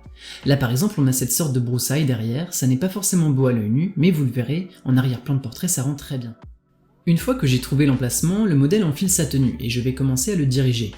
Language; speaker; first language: French; native; French